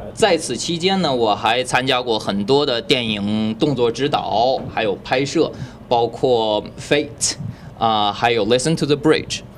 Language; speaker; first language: Chinese; native; Chinese